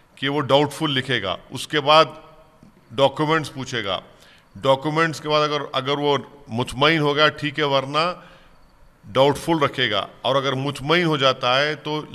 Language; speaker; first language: Urdu; native; Urdu